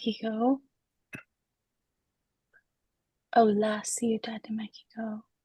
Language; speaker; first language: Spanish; non-native, learner; English